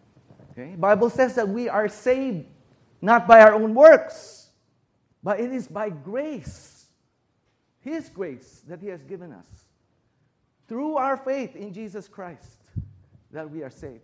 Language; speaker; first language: English; non-native, local second language; Filipino